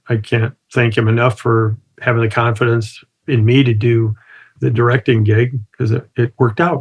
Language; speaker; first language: English; native; English